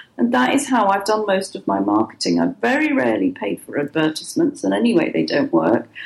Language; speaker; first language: English; native; English